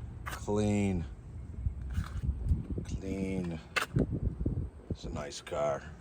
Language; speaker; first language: English; native; English